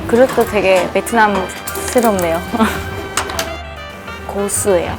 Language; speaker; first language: Korean; non-native, fluent; Vietnamese